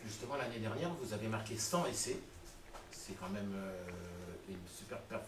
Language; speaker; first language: French; native; French